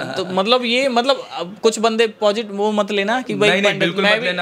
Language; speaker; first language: Hindi; native; Hindi